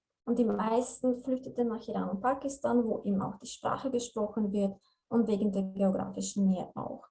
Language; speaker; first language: German; non-native, fluent; Slovenian